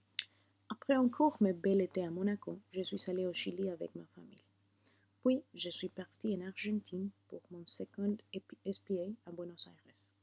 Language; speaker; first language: French; non-native, fluent; Spanish